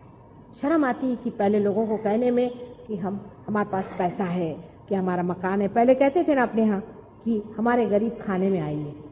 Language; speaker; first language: Hindi; non-native, local second language; Marathi